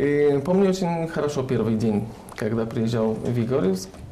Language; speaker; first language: Russian; non-native, fluent; Polish